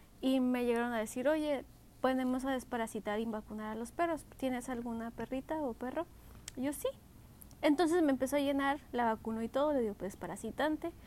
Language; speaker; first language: Spanish; early bilingual, heritage; Spanish